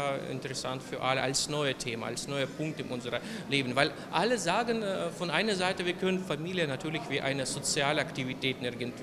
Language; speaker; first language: German; non-native, local second language; Ukrainian